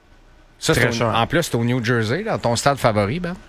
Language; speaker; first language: French; native; French